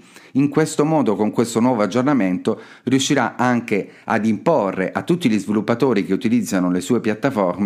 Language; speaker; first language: Italian; native; Italian